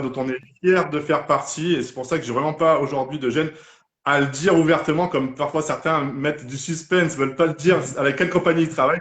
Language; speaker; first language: French; native; French